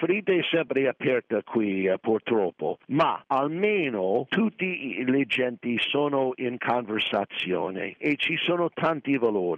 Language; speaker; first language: Italian; non-native, fluent; English